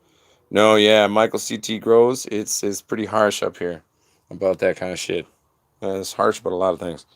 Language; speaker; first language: English; native; English